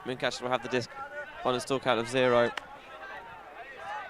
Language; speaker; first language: English; native; English